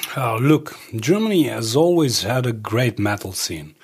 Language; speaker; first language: English; early bilingual, other home language; Croatian